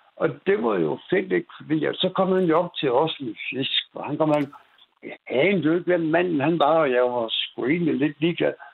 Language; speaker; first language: Danish; native; Danish